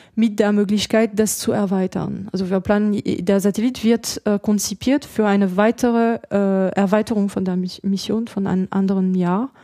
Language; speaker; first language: German; non-native, fluent; French